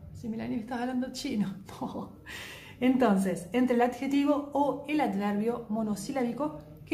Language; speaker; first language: French; native; French